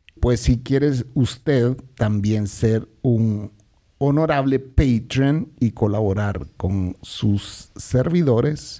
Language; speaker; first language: Spanish; native; Spanish